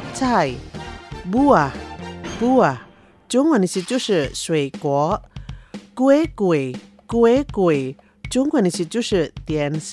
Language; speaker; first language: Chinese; early bilingual, heritage; Chinese